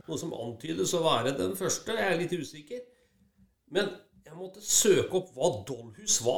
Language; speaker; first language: Norwegian; native; Norwegian